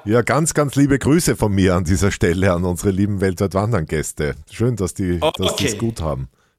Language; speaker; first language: German; native; German